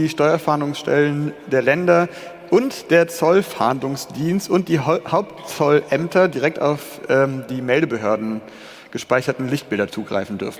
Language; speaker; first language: German; native; German